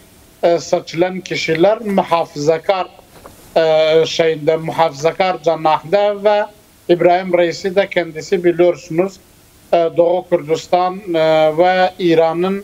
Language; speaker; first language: Turkish; non-native, fluent; Kurdish